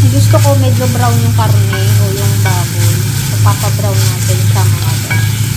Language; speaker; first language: Filipino; native; Filipino